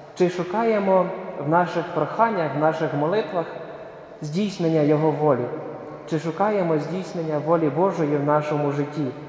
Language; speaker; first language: Ukrainian; native; Ukrainian